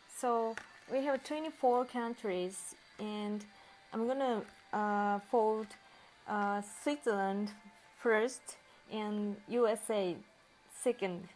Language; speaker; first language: English; non-native, learner; Japanese